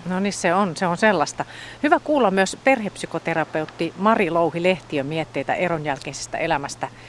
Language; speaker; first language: Finnish; native; Finnish